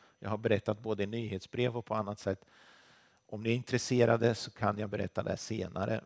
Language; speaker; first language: Swedish; native; Swedish